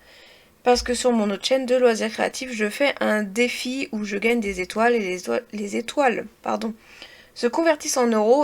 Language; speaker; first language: French; native; French